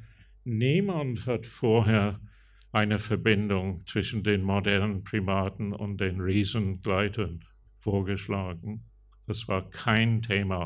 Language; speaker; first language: German; non-native, fluent; English